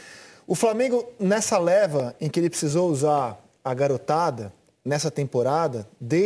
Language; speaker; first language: Portuguese; native; Portuguese